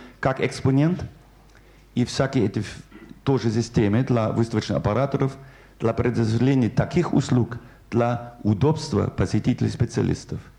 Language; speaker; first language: Russian; non-native, fluent; German